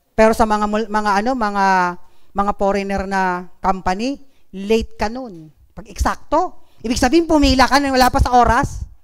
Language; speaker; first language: Filipino; non-native, local second language; Bikol